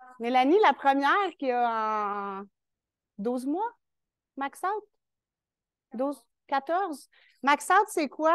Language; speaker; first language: French; native; French